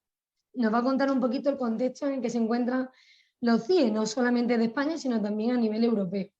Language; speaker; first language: Spanish; native; Spanish